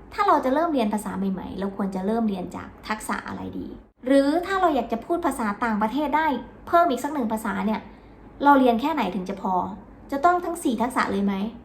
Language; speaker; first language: Thai; native; Thai